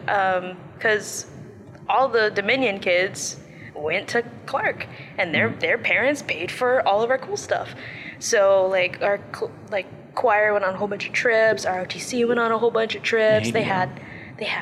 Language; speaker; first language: English; early bilingual, other home language; Spanish